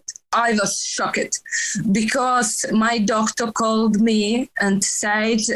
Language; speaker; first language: English; non-native, learner; Ukrainian